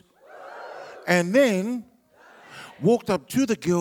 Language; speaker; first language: English; non-native, local second language; Samoan